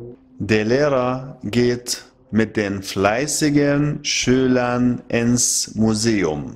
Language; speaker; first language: German; non-native, fluent; Arabic